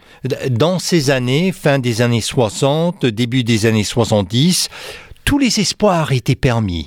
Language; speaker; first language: French; non-native, fluent; English